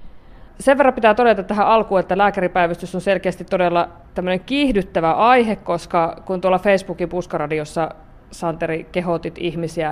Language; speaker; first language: Finnish; native; Finnish